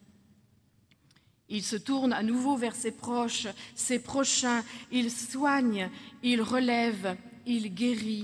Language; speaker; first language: French; native; French